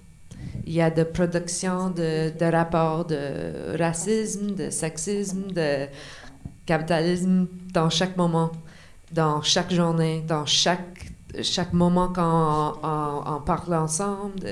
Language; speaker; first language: French; non-native, local second language; English